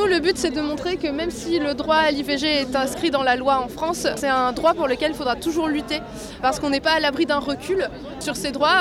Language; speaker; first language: French; native; French